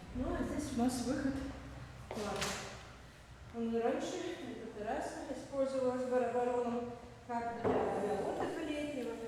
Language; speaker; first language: Russian; native; Russian